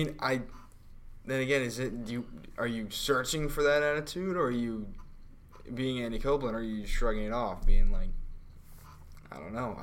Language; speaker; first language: English; native; English